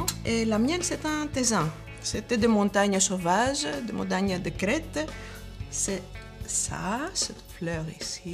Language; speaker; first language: French; non-native, learner; Greek